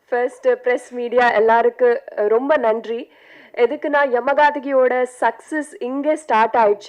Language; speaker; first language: Tamil; non-native, learner; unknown